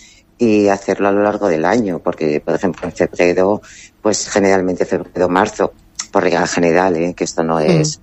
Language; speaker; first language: Spanish; native; Spanish